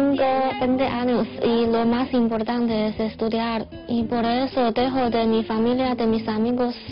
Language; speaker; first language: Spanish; non-native, learner; Chinese